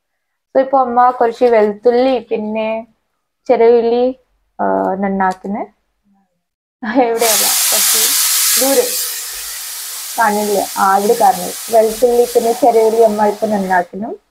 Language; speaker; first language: Malayalam; non-native, learner; Hindi